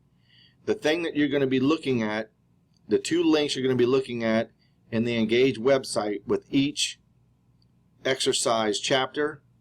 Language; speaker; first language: English; native; English